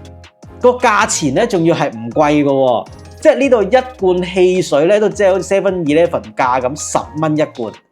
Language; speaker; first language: Cantonese; native; Cantonese